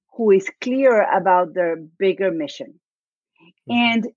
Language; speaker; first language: English; non-native, fluent; Spanish